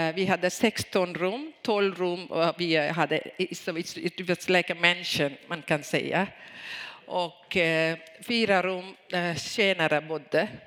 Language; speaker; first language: Swedish; non-native, fluent; Tamil